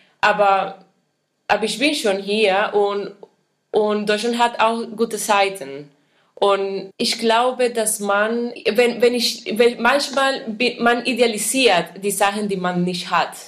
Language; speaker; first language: German; non-native, fluent; Spanish